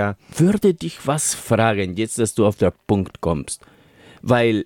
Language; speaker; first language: German; non-native, fluent; Spanish